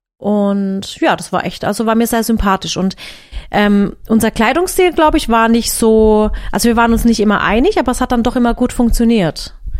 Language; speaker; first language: German; early bilingual, other home language; Turkish